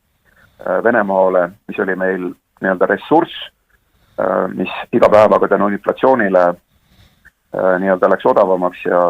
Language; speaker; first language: Estonian; native; Estonian